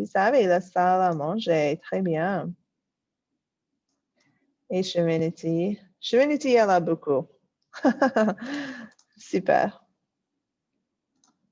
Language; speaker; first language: French; non-native, fluent; English